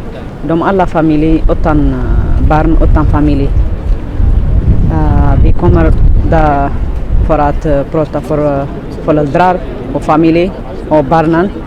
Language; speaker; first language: Swedish; non-native, learner; Tigrinya